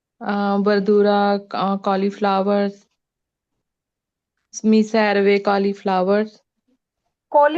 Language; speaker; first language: Italian; non-native, learner; Punjabi